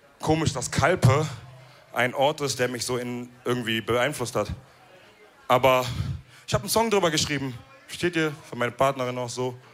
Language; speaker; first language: German; early bilingual, other home language; Wolof